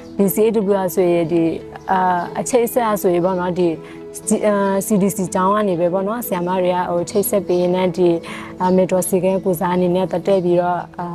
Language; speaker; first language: Burmese; non-native, local second language; S'gaw Karen